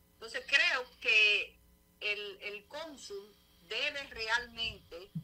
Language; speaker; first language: Spanish; native; Spanish